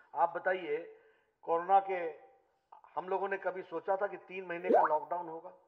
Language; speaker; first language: Hindi; native; Hindi